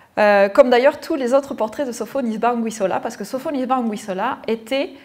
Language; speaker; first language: French; native; French